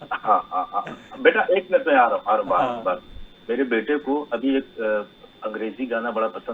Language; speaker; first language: Hindi; native; Hindi